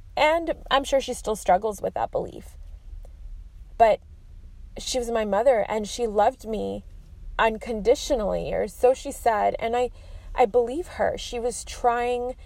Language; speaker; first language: English; early bilingual, other home language; Spanish